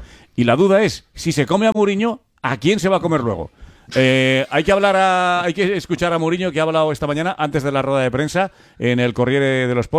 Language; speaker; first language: Spanish; native; Spanish